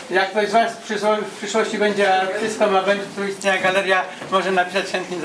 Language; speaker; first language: Polish; native; Polish